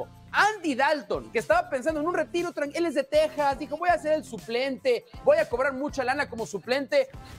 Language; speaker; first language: Spanish; native; Spanish